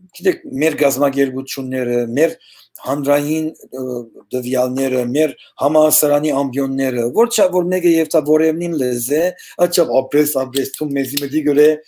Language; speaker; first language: Armenian; early bilingual, heritage; Armenian